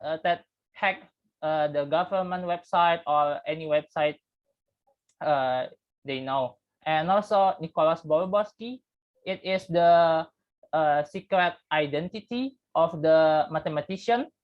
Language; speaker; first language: English; non-native, learner; Indonesian